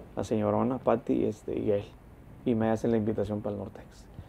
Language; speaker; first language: Spanish; native; Spanish